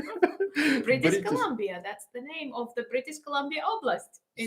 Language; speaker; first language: English; non-native, fluent; Ukrainian